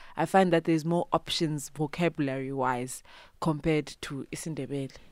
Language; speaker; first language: English; non-native, local second language; North Ndebele